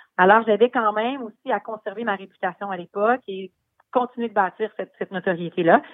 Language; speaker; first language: French; native; French